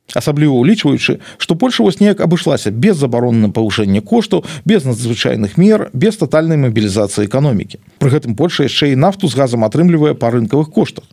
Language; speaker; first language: Belarusian; native; Belarusian